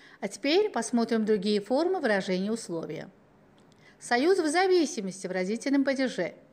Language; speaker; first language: Russian; non-native, local second language; Uzbek